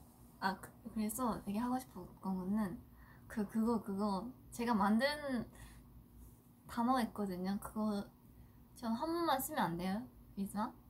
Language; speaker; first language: Korean; non-native, fluent; Japanese